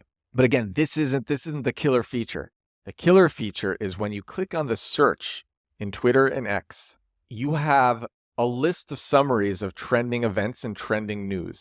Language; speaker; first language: English; native; English